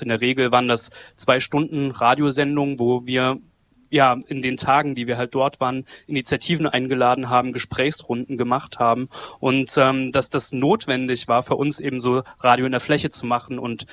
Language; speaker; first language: German; native; German